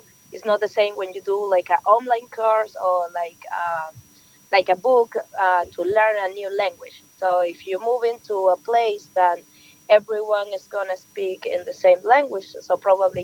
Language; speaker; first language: English; non-native, learner; Spanish